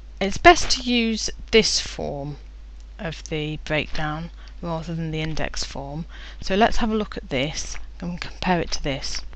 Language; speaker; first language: English; native; English